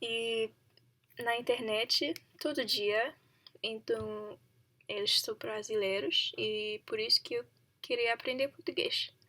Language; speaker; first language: Portuguese; non-native, learner; English